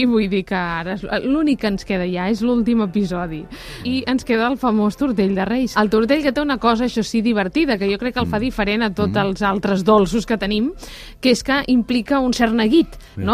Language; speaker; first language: Catalan; native; Catalan